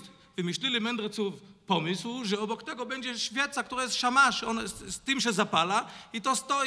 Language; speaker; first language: Polish; non-native, learner; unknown